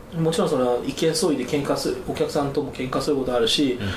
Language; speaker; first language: Japanese; non-native, fluent; Chinese